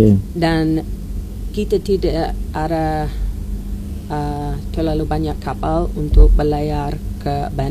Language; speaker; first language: Indonesian; non-native, learner; English